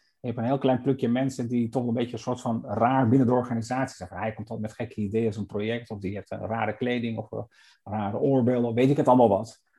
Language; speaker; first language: Dutch; non-native, fluent; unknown